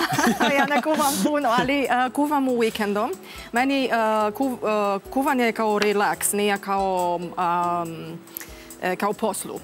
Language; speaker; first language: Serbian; non-native, learner; Romanian